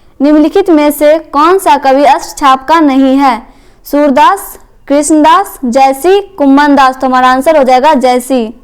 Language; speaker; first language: Hindi; native; Hindi